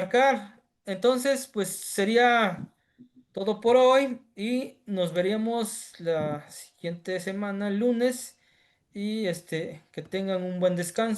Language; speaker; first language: Spanish; native; Spanish